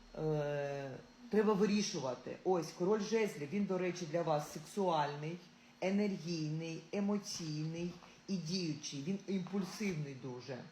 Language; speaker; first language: Ukrainian; non-native, local second language; Russian